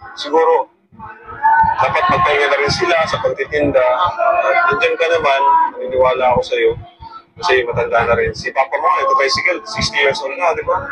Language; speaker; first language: Filipino; native; Filipino